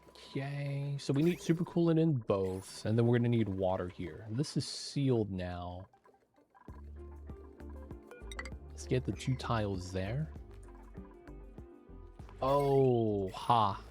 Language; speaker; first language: English; native; English